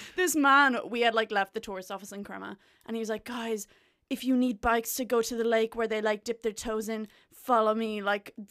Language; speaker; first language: English; native; English